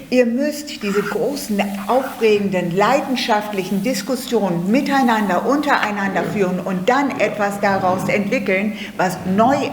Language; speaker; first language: German; native; German